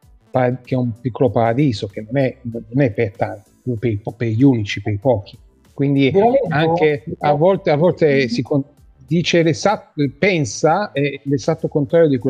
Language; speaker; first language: Italian; native; Italian